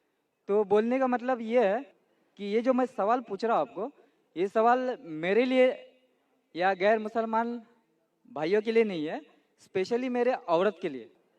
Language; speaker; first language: Hindi; non-native, local second language; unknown